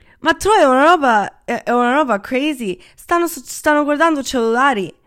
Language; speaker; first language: Italian; non-native, fluent; Croatian